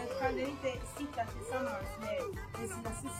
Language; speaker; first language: Swedish; non-native, fluent; Lingala